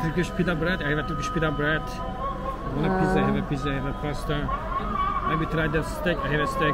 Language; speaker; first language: English; non-native, learner; Turkish